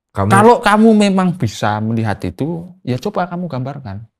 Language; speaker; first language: Indonesian; native; Indonesian